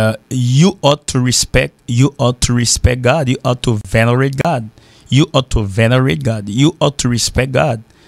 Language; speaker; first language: English; non-native, fluent; Haitian Creole